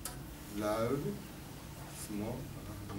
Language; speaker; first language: Japanese; non-native, fluent; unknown